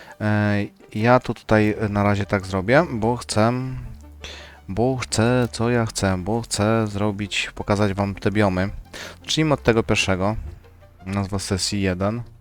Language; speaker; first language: Polish; native; Polish